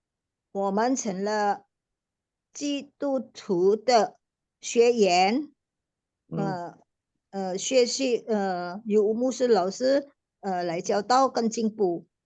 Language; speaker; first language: Chinese; non-native, learner; Indonesian